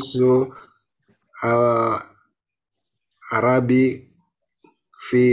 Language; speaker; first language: Arabic; non-native, learner; Indonesian